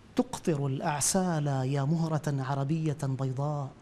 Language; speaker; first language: Arabic; native; Arabic